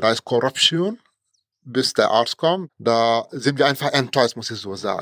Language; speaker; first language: German; non-native, fluent; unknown